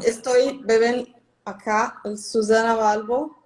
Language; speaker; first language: Spanish; non-native, fluent; Portuguese